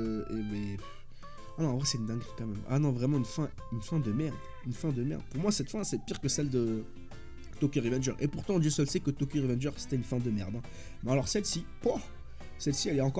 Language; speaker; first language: French; native; French